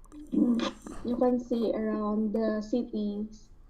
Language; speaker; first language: English; non-native, learner; Filipino